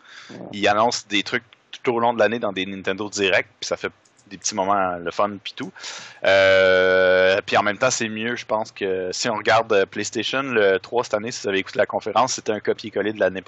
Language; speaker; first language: French; native; French